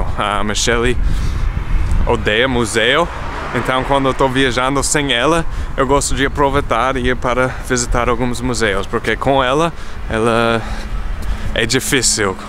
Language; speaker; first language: Portuguese; non-native, fluent; English